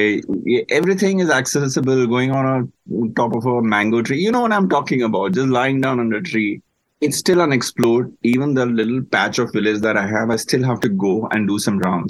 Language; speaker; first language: English; non-native, local second language; Malayalam